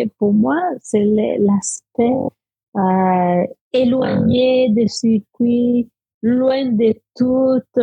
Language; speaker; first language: French; non-native, fluent; Spanish